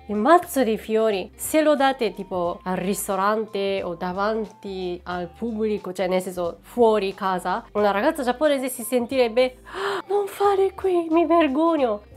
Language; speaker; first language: Italian; non-native, fluent; Japanese